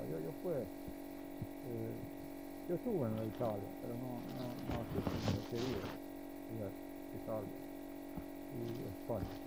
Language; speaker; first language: Spanish; non-native, learner; Slovenian